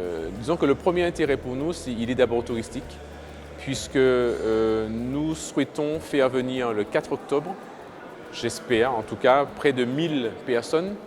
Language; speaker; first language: French; native; French